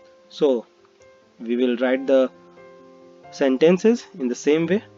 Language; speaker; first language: English; non-native, local second language; Hindi